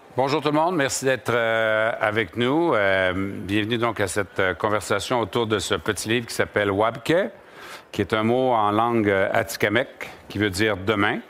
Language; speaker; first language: French; native; French